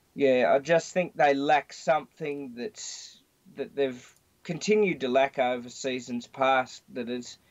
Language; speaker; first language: English; native; English